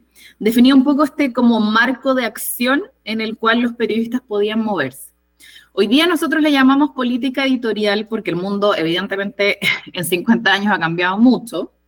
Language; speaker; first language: Spanish; native; Spanish